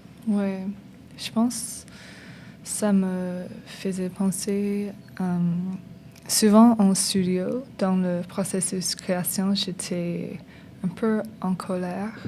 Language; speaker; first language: French; non-native, learner; English